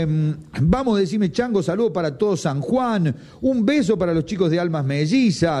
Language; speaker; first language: Spanish; native; Spanish